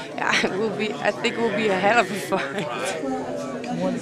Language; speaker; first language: English; non-native, fluent; Dutch